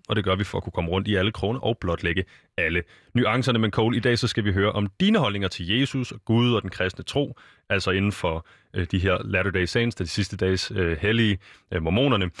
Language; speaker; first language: Danish; native; Danish